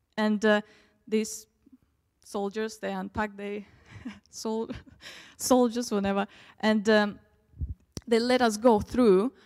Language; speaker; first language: English; early bilingual, other home language; Russian